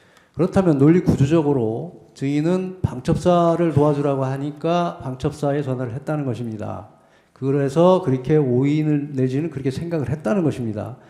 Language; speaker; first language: Korean; native; Korean